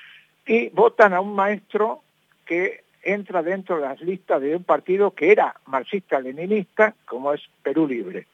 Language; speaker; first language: Spanish; native; Spanish